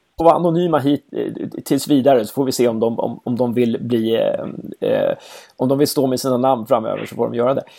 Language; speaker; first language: Swedish; native; Swedish